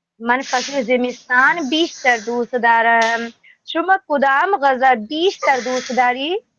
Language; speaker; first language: Persian; non-native, learner; Urdu